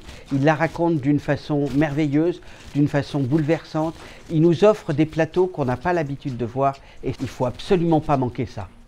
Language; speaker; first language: French; native; French